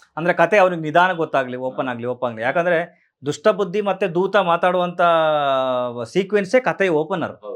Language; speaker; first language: Kannada; native; Kannada